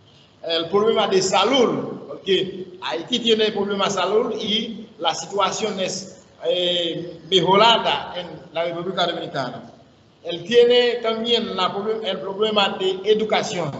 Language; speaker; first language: Spanish; non-native, learner; Haitian Creole